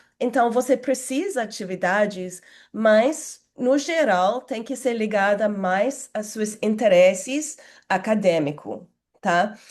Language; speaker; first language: Portuguese; non-native, fluent; English